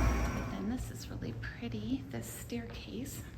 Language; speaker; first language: English; native; English